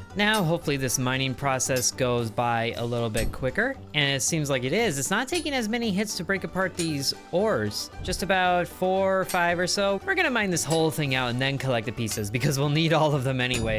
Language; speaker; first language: English; native; English